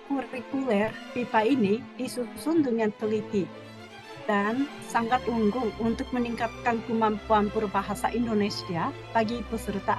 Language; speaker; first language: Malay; non-native, fluent; Japanese